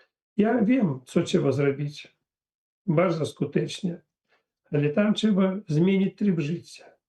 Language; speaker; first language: Polish; non-native, fluent; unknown